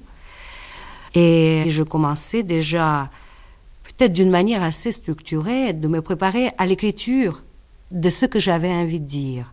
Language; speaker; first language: French; non-native, fluent; Russian